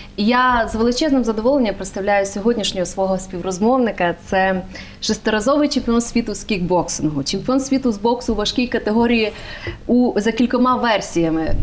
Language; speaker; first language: Ukrainian; native; Ukrainian